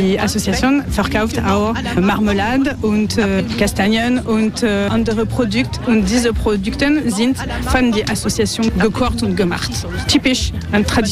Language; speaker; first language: German; non-native, learner; French